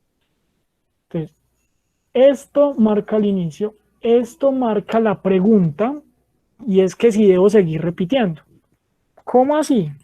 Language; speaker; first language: Spanish; native; Spanish